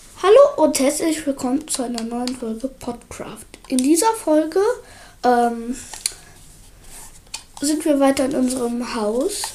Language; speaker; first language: German; native; German